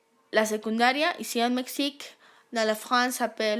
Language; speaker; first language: French; non-native, learner; Spanish